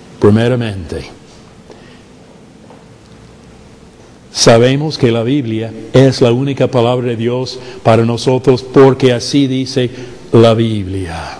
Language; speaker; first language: Spanish; non-native, fluent; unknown